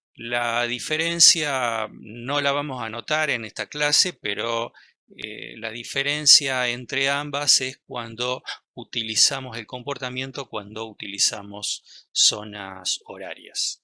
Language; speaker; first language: Spanish; native; Spanish